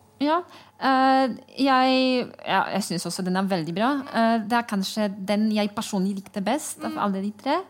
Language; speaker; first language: Norwegian; non-native, fluent; Polish